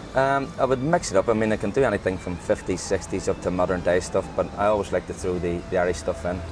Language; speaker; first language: English; native; English